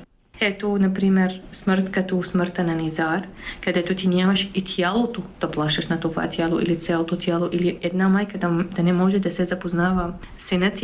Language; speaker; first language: Bulgarian; non-native, fluent; Arabic